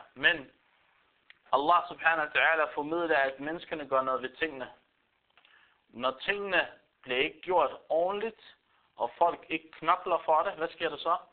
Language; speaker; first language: Danish; non-native, fluent; Arabic